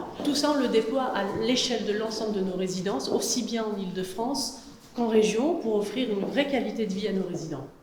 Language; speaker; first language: French; native; French